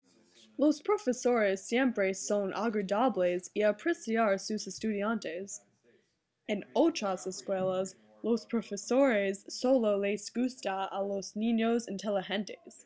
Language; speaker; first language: Spanish; non-native, learner; English